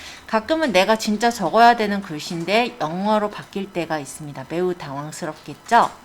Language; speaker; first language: Korean; native; Korean